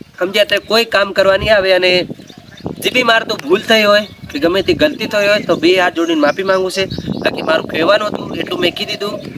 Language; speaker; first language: Gujarati; non-native, local second language; Bhili